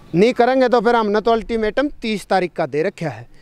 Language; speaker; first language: Hindi; native; Hindi